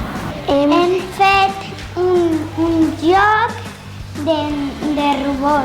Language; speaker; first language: Catalan; non-native, local second language; Spanish